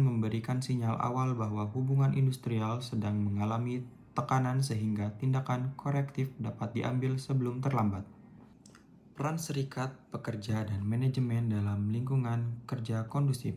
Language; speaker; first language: Indonesian; native; Indonesian